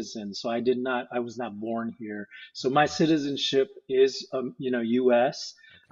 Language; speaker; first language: English; early bilingual, other home language; Korean